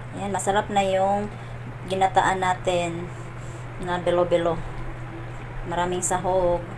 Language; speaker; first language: Filipino; non-native, local second language; Cebuano